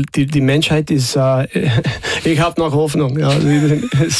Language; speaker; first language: German; non-native, fluent; English